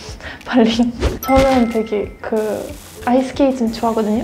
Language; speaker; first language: Korean; non-native, fluent; Russian